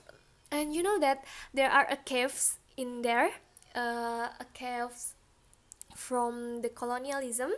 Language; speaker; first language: English; non-native, learner; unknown